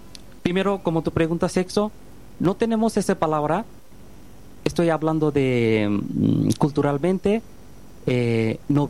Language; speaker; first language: Spanish; non-native, learner; Bangla